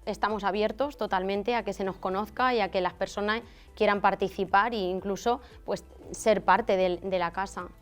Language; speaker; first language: Spanish; native; Spanish